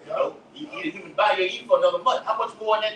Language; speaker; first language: English; native; English